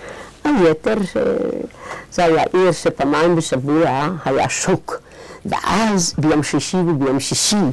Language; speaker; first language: Hebrew; non-native, fluent; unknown